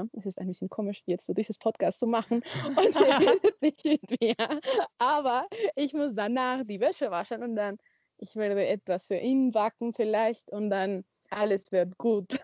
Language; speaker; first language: German; non-native, learner; Spanish